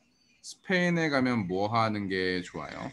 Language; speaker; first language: Korean; early bilingual, heritage; Korean